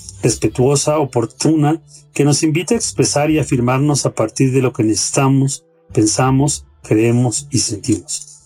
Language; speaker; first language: Spanish; native; Spanish